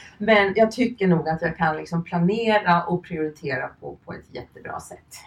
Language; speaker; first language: Swedish; early bilingual, other home language; Finnish